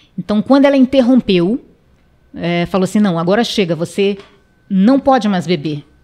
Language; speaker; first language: Portuguese; non-native, local second language; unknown